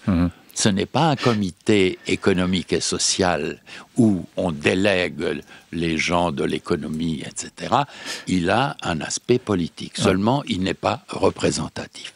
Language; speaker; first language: French; non-native, fluent; Serbian